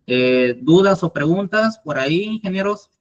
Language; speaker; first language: Spanish; native; Spanish